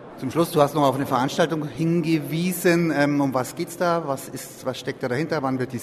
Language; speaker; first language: German; native; German